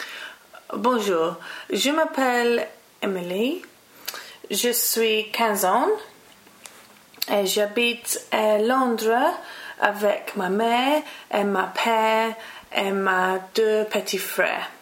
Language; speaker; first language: French; non-native, learner; English